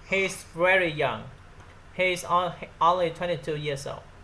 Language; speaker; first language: English; non-native, learner; Vietnamese